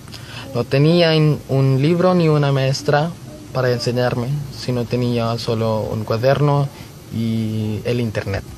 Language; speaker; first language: Spanish; non-native, fluent; Filipino